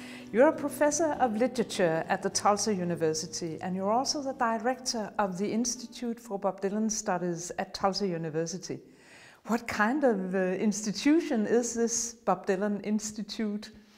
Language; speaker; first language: English; non-native, fluent; Danish